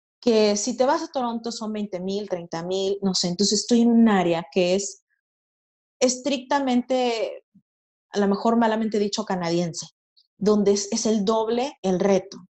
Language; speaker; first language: Spanish; native; Spanish